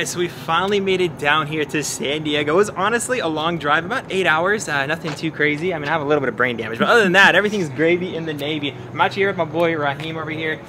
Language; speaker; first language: English; native; English